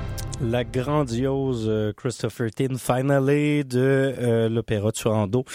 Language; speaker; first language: French; native; French